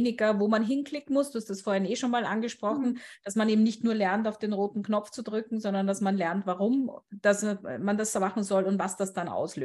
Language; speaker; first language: German; native; German